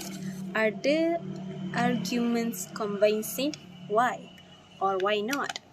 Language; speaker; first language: English; non-native, fluent; Malay